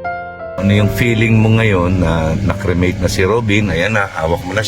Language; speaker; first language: Filipino; native; Filipino